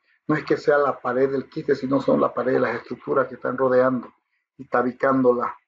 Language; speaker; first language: Spanish; native; Spanish